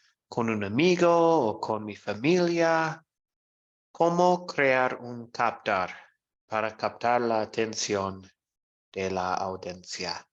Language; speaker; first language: Spanish; non-native, fluent; English